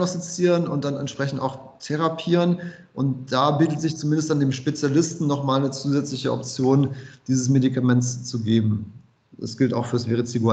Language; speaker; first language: German; native; German